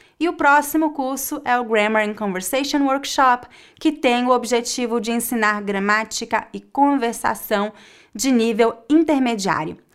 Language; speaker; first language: Portuguese; native; Portuguese